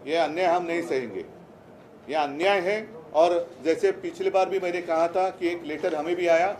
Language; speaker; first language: Hindi; non-native, local second language; Marathi